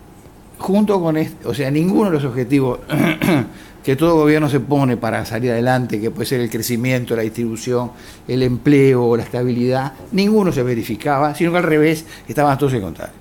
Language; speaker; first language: Spanish; native; Spanish